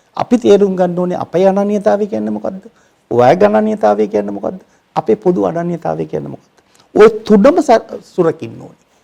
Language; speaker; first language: Sinhala; non-native, local second language; Tamil